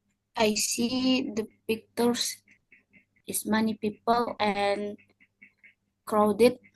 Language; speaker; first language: English; non-native, learner; Indonesian